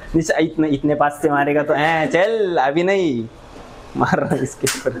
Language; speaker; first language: Hindi; non-native, local second language; Marathi